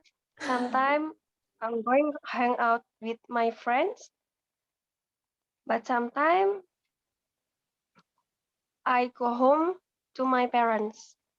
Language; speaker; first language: English; non-native, learner; Indonesian